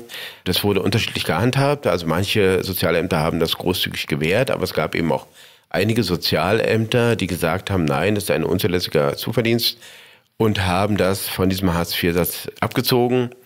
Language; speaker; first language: German; native; German